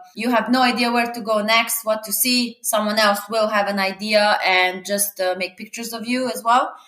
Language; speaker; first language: English; non-native, fluent; Serbian